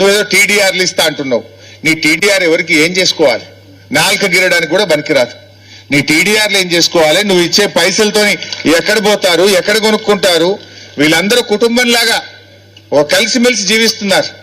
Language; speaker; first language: Telugu; native; Telugu